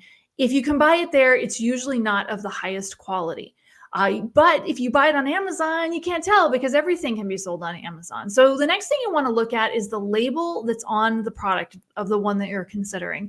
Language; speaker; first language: English; native; English